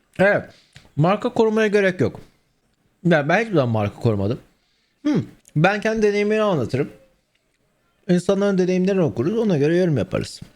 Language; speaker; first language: Turkish; native; Turkish